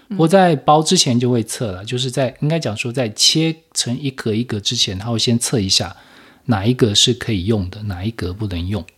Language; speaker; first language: Chinese; native; Chinese